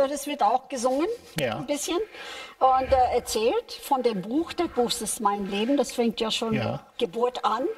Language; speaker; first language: German; non-native, fluent; English